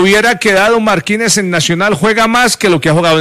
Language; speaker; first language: Spanish; native; Spanish